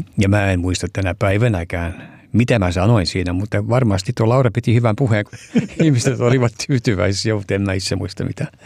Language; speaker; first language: Finnish; early bilingual, heritage; Finnish